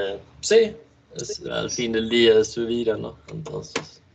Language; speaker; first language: Spanish; non-native, learner; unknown